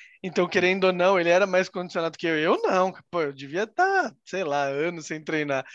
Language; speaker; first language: Portuguese; native; Portuguese